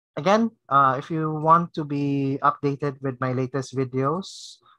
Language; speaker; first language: English; non-native, local second language; Cebuano